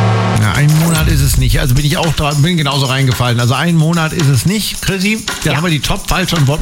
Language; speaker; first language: German; native; German